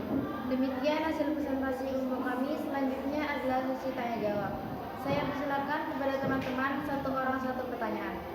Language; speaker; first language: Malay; non-native, local second language; Madurese